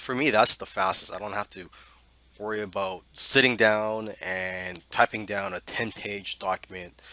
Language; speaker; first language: English; native; English